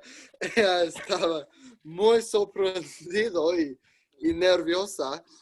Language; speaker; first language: Spanish; non-native, learner; English